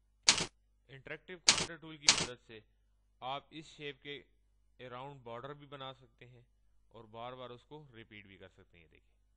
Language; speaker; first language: Urdu; native; Urdu